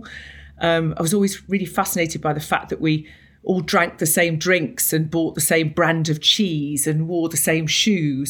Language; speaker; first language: English; native; English